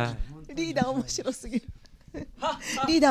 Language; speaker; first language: Japanese; native; Japanese